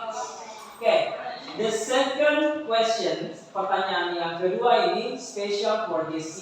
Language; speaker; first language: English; non-native, learner; Indonesian